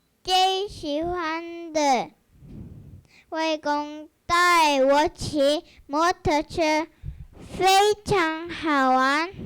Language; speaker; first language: Chinese; early bilingual, heritage; Chinese